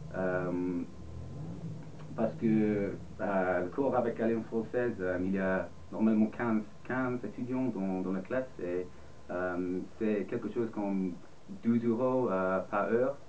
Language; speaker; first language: French; non-native, fluent; English